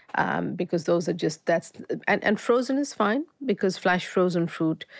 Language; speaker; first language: English; native; English